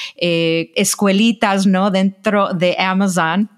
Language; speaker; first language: Spanish; early bilingual, heritage; Spanish